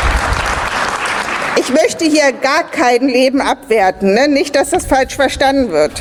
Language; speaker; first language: German; native; German